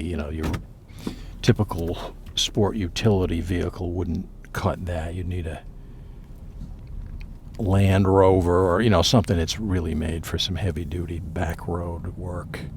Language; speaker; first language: English; native; English